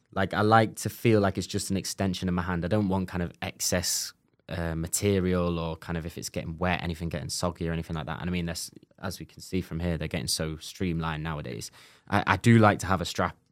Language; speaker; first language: English; native; English